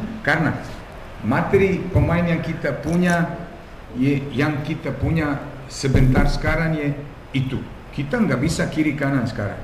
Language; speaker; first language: Indonesian; non-native, fluent; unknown